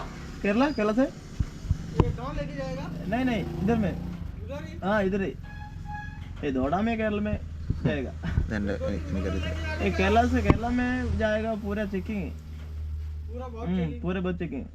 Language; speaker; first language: Hindi; non-native, local second language; Malayalam